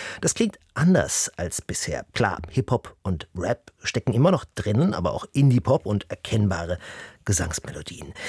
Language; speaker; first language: German; native; German